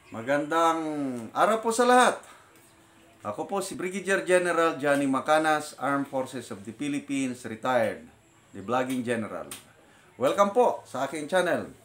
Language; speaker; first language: Filipino; non-native, local second language; Iloko